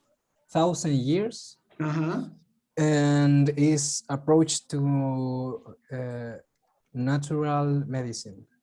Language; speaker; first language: English; non-native, learner; Spanish